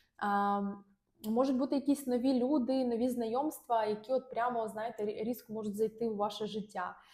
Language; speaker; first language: Ukrainian; non-native, local second language; Russian